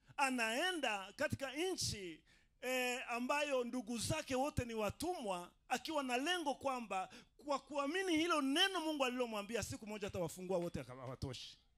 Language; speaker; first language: Swahili; non-native, local second language; Rundi